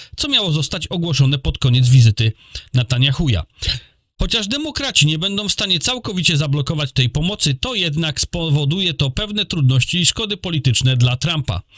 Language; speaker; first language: Polish; native; Polish